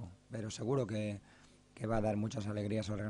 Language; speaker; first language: Spanish; native; Spanish